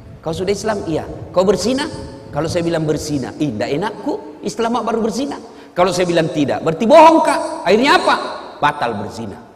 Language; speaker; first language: Indonesian; non-native, local second language; Buginese